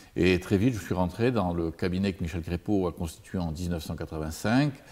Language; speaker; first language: French; native; French